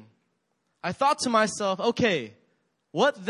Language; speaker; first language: English; native; English